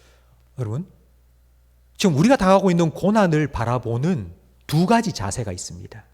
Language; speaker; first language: Korean; native; Korean